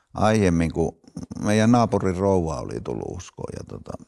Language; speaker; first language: Finnish; native; Finnish